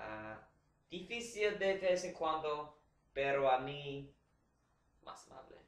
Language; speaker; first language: Spanish; non-native, learner; English